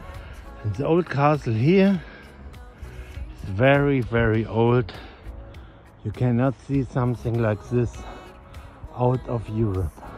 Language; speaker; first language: English; non-native, learner; German